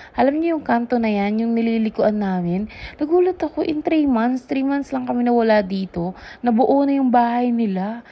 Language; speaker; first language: Filipino; native; Filipino